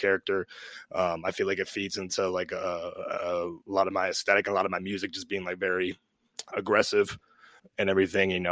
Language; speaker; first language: English; native; English